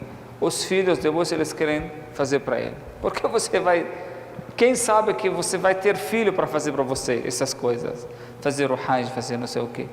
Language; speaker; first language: Portuguese; non-native, fluent; Arabic